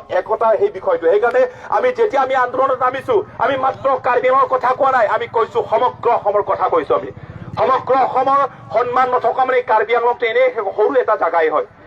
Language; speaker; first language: Assamese; non-native, local second language; Karbi